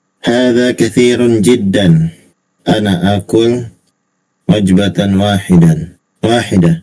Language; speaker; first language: Arabic; non-native, learner; Indonesian